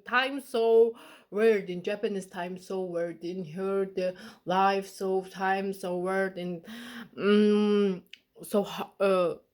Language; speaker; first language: English; non-native, learner; Mongolian